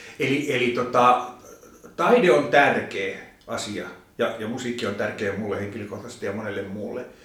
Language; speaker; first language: Finnish; native; Finnish